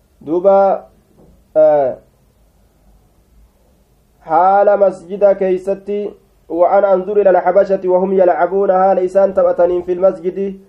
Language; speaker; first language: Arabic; non-native, fluent; Oromo